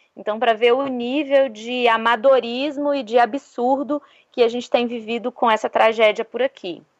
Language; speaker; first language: Portuguese; native; Portuguese